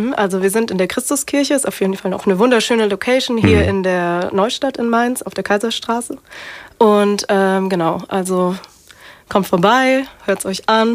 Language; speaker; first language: German; native; German